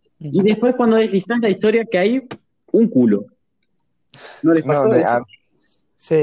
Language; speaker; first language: Spanish; native; Spanish